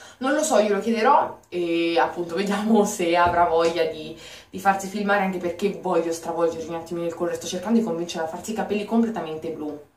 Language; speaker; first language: Italian; native; Italian